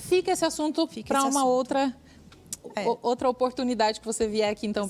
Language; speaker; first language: Portuguese; native; Portuguese